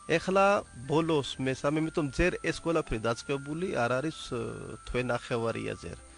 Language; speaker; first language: Georgian; non-native, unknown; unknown